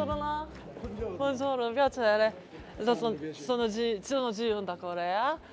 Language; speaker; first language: Italian; non-native, learner; Korean